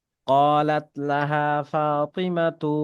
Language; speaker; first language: Arabic; non-native, fluent; Bangla